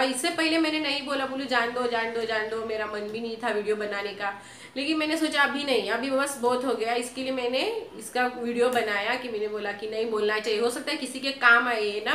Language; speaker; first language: Hindi; native; Hindi